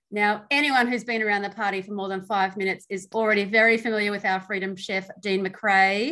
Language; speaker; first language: English; native; English